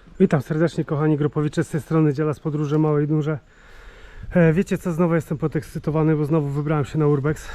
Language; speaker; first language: Polish; native; Polish